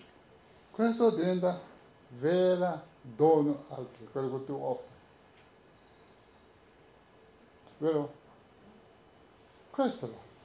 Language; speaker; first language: Italian; non-native, learner; Tibetan